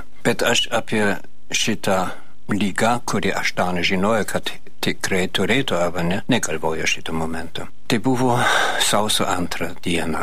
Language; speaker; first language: Lithuanian; non-native, fluent; German